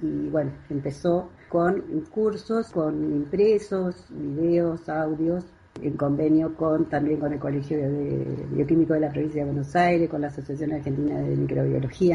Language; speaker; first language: Spanish; native; Spanish